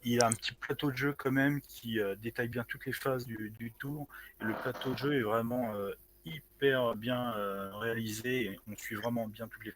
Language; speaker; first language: French; native; French